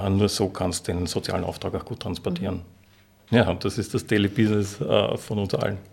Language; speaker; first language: German; native; German